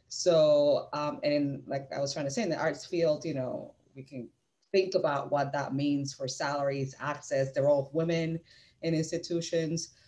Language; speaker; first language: English; non-native, fluent; Spanish